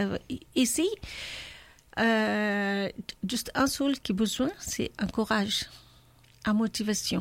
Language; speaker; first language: French; non-native, learner; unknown